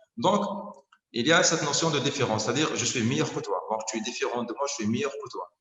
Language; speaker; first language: French; non-native, local second language; Arabic